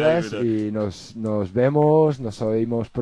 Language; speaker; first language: Spanish; native; Spanish